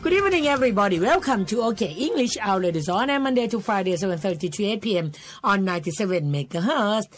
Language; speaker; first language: English; non-native, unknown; Thai